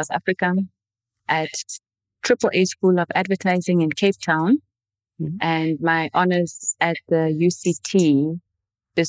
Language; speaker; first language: English; non-native, local second language; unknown